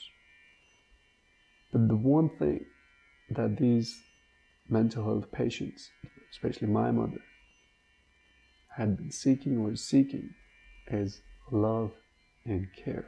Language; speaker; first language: English; non-native, local second language; Hindi